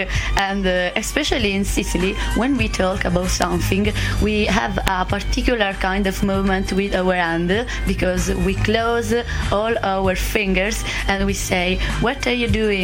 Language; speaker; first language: English; non-native, learner; Italian